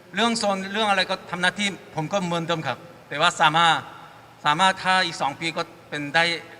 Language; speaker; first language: Thai; non-native, fluent; Korean